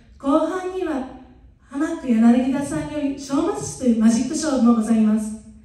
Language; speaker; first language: Japanese; native; Japanese